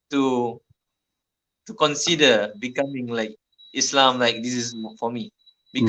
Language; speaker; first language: English; non-native, fluent; Malay